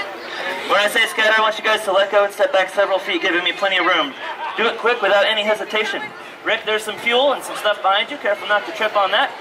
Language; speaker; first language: English; native; English